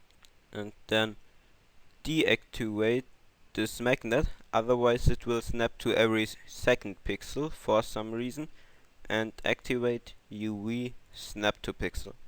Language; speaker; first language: English; non-native, fluent; German